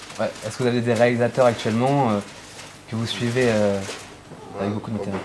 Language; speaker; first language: French; native; French